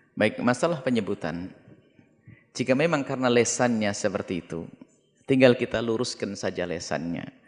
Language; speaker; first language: Indonesian; non-native, local second language; Javanese